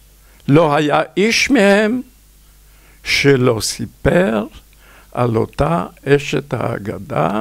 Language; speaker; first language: Hebrew; non-native, fluent; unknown